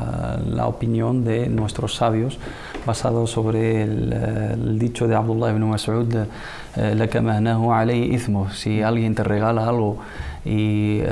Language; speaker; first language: Spanish; native; Spanish